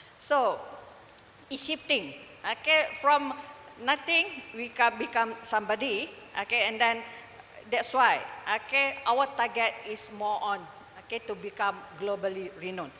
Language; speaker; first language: English; non-native, local second language; Malay